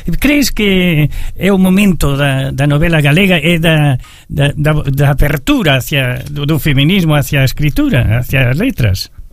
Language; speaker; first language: Galician; early bilingual, heritage; Spanish